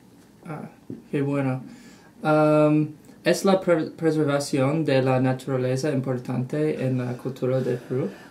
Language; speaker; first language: Spanish; non-native, learner; English